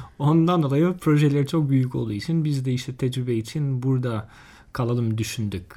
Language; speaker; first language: Turkish; non-native, fluent; Albanian